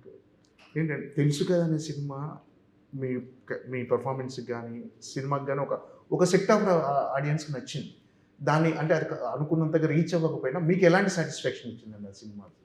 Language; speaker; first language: Telugu; native; Telugu